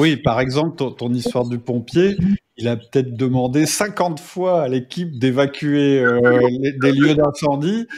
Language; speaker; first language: French; native; French